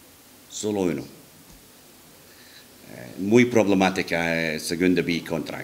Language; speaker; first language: Spanish; non-native, learner; English